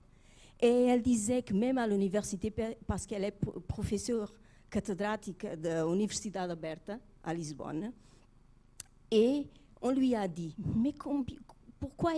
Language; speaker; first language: French; non-native, fluent; Portuguese